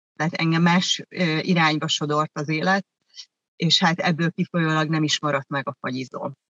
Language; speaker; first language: Hungarian; early bilingual, other home language; German